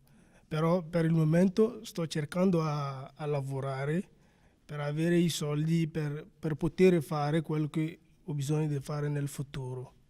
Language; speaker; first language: Italian; non-native, learner; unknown